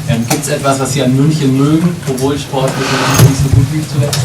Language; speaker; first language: German; native; German